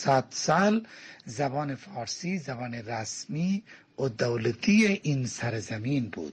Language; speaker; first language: Persian; non-native, fluent; Bangla